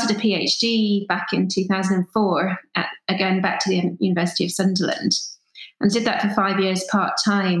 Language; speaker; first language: English; native; English